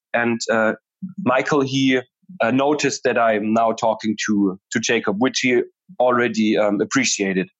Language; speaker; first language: English; non-native, fluent; German